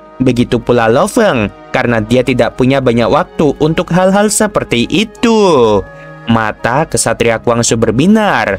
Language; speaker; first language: Indonesian; native; Indonesian